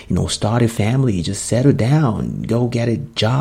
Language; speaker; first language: English; non-native, local second language; Yoruba